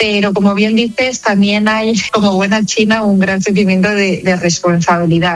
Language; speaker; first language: Spanish; native; Spanish